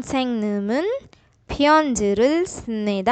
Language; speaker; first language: Korean; non-native, learner; Urdu